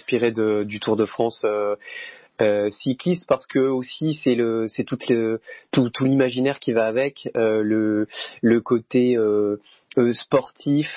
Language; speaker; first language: French; native; French